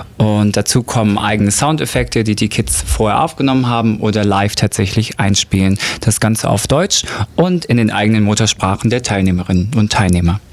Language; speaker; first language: German; native; German